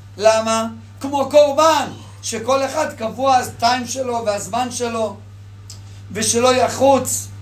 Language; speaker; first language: Hebrew; native; Hebrew